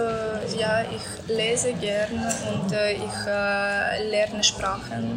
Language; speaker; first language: German; non-native, learner; Ukrainian